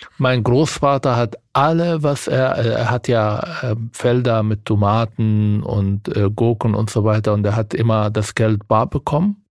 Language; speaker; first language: German; non-native, fluent; Arabic